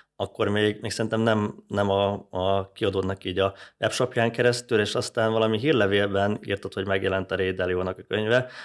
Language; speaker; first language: Hungarian; native; Hungarian